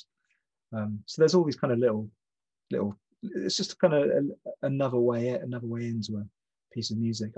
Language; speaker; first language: English; native; English